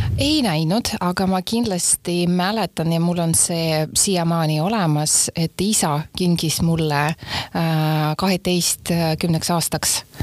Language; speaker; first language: Estonian; non-native, local second language; Russian